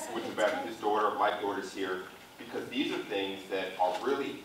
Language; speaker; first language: English; native; English